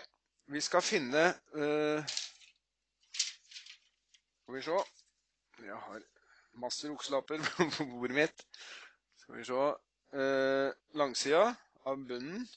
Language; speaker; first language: Norwegian; native; Norwegian